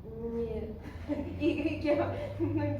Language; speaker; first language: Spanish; non-native, learner; Russian